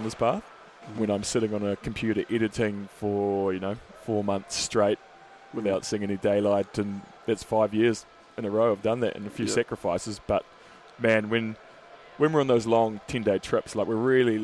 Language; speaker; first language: English; native; English